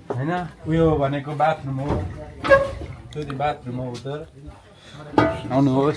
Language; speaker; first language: Nepali; non-native, learner; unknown